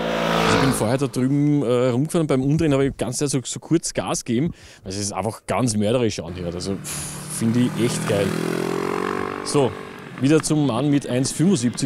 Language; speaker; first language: German; native; German